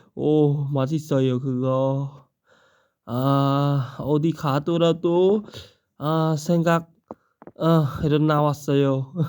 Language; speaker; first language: Korean; non-native, learner; Khmer